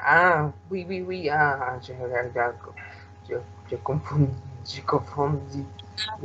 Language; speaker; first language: French; non-native, learner; Spanish